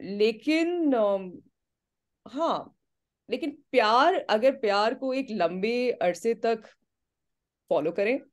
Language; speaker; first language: Hindi; native; Hindi